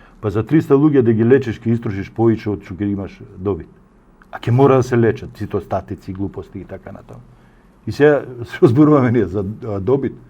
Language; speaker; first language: Macedonian; native; Macedonian